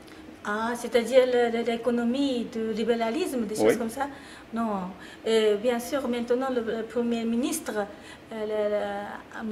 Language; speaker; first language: French; non-native, fluent; Japanese